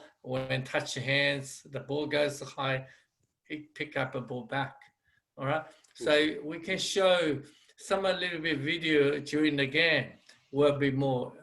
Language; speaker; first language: English; non-native, fluent; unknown